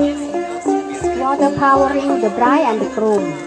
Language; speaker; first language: English; non-native, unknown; Thai